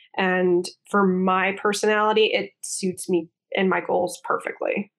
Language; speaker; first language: English; native; English